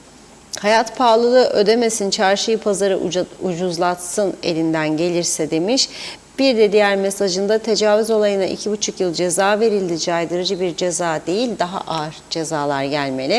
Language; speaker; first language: Turkish; native; Turkish